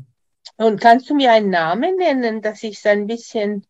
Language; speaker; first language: German; non-native, fluent; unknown